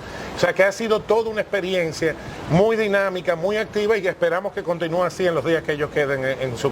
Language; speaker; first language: Spanish; native; Spanish